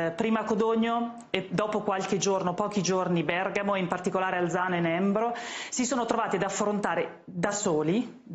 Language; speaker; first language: Italian; native; Italian